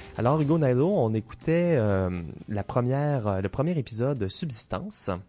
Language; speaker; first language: French; native; French